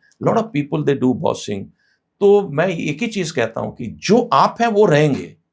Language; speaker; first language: Hindi; non-native, local second language; Sindhi